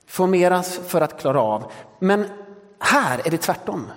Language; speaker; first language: Swedish; early bilingual, other home language; Danish